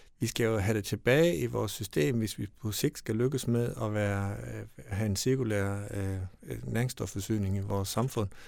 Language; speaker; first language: Danish; native; Danish